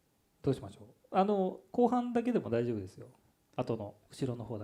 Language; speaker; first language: Japanese; native; Japanese